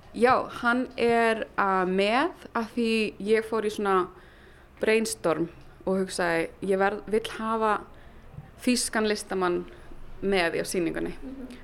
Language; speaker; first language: Icelandic; early bilingual, heritage; Icelandic